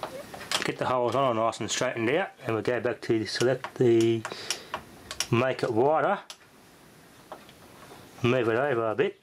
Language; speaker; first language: English; native; English